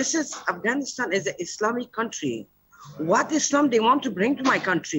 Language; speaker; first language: English; non-native, learner; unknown